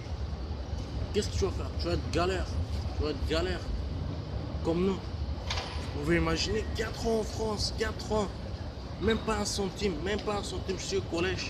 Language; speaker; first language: French; non-native, fluent; Bulgarian